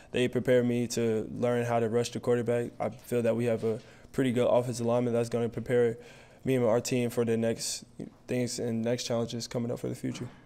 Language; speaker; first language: English; native; English